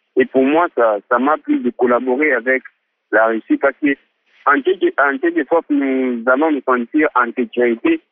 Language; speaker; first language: French; non-native, local second language; Swahili